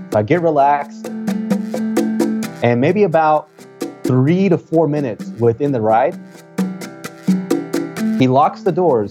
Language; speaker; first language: English; early bilingual, other home language; Spanish